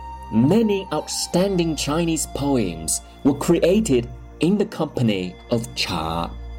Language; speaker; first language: English; non-native, fluent; Chinese